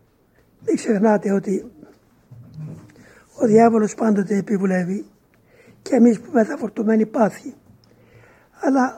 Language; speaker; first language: Greek; native; Greek